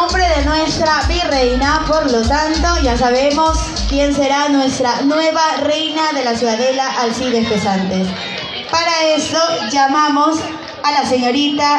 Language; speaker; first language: Spanish; native; Spanish